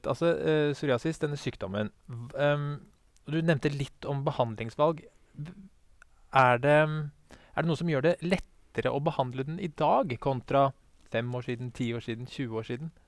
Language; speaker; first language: Norwegian; native; Norwegian